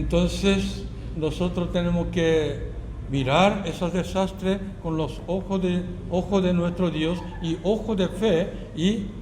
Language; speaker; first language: Spanish; non-native, fluent; Korean